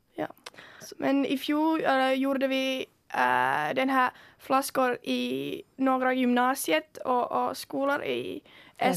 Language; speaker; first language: Swedish; non-native, local second language; Finnish